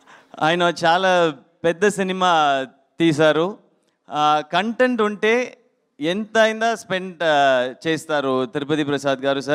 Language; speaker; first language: Telugu; non-native, learner; Tamil